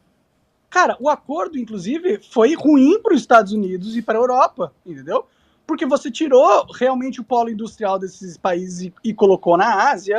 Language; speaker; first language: Portuguese; native; Portuguese